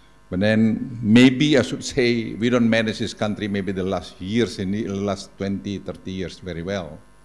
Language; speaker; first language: English; non-native, fluent; Indonesian